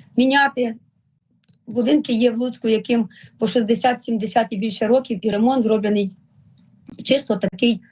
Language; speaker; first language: Ukrainian; native; Ukrainian